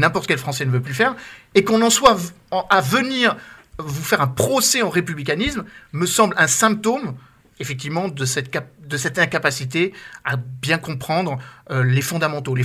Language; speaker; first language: French; native; French